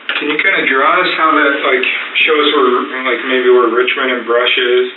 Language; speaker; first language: English; native; English